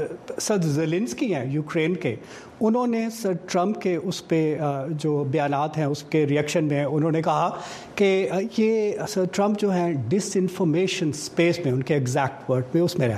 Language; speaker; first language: Urdu; native; Urdu